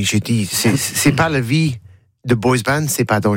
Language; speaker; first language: French; non-native, learner; English